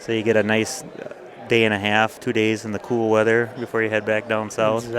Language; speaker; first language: English; native; English